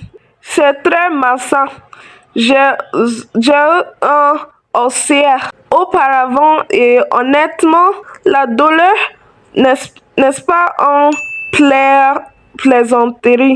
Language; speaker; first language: French; non-native, learner; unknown